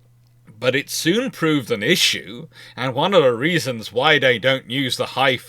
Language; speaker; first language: English; native; English